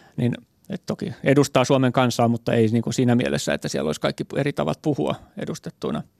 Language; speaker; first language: Finnish; native; Finnish